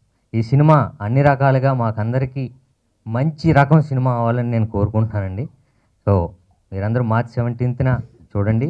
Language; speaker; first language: Telugu; native; Telugu